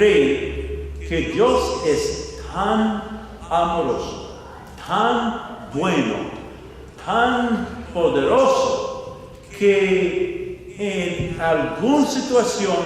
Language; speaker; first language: Spanish; non-native, fluent; English